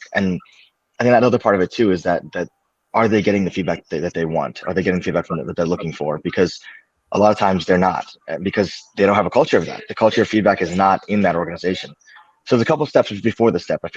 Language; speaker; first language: English; native; English